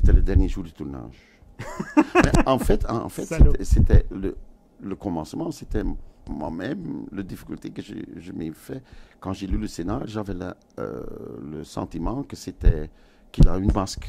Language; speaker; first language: French; non-native, local second language; Dutch